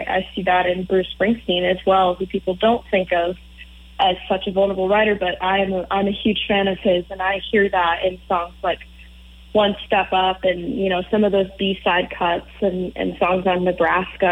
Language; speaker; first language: English; native; English